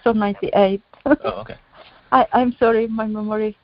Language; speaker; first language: English; non-native, learner; Czech